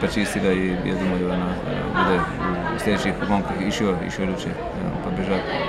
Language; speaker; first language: Russian; non-native, fluent; Slovenian